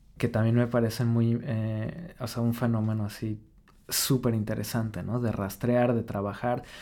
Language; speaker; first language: Spanish; native; Spanish